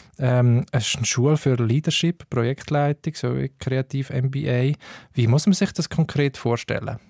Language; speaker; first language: German; native; German